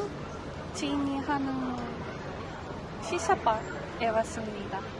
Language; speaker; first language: Korean; non-native, fluent; Japanese